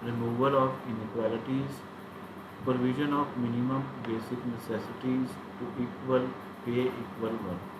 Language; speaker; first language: English; non-native, local second language; Punjabi